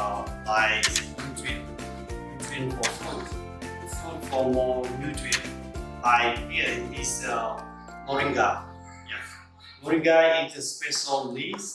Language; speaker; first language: English; non-native, learner; Khmer